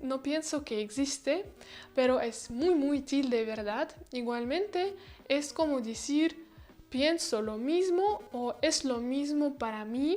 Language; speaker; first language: Spanish; non-native, learner; Russian